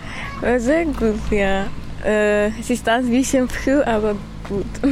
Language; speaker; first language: German; non-native, learner; Armenian